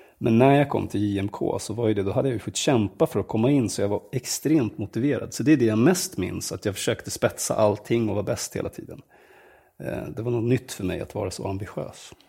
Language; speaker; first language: Swedish; native; Swedish